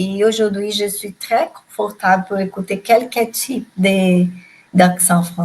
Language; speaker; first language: French; non-native, learner; Portuguese